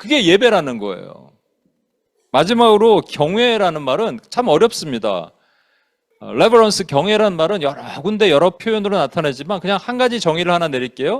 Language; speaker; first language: Korean; native; Korean